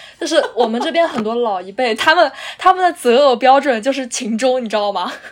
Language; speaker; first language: Chinese; native; Chinese